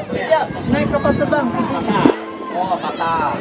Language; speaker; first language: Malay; non-native, local second language; Chinese